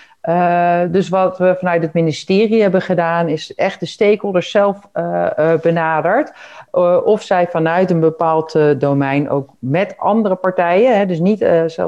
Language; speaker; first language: Dutch; native; Dutch